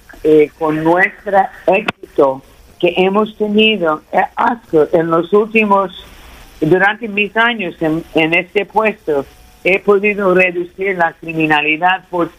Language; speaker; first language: Spanish; early bilingual, heritage; Spanish